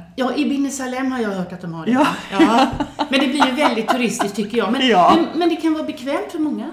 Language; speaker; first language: Swedish; native; Swedish